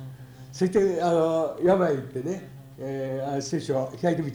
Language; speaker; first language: Japanese; native; Japanese